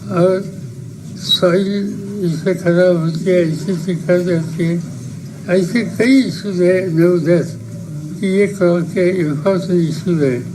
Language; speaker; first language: Hindi; non-native, local second language; Marathi